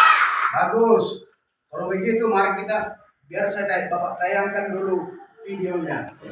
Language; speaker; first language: Indonesian; native; Indonesian